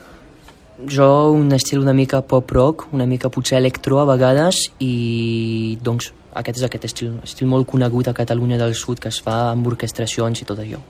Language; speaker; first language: Catalan; non-native, local second language; French